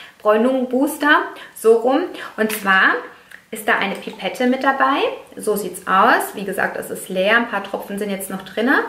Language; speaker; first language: German; non-native, fluent; Italian